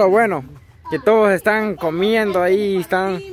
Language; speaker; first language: Spanish; native; Spanish